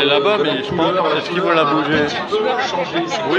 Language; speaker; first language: French; native; French